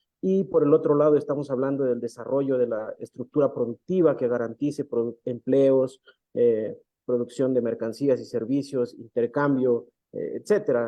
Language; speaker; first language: Spanish; native; Spanish